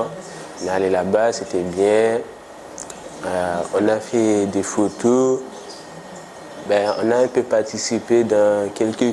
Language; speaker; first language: French; early bilingual, other home language; Haitian Creole